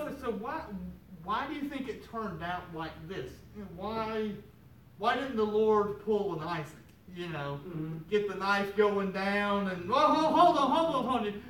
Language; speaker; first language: English; native; English